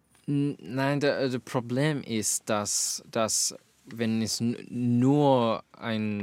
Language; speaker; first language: German; non-native, fluent; Finnish